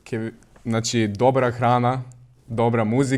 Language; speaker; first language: Macedonian; early bilingual, other home language; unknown